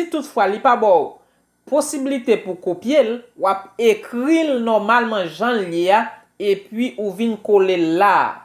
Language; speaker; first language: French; non-native, local second language; Haitian Creole